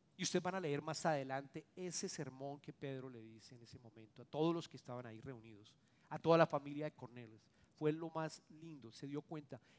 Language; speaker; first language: Spanish; native; Spanish